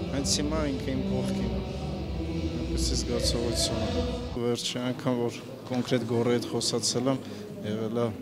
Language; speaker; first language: Armenian; native; Armenian